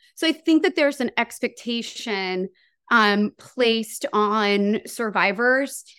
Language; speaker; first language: English; native; English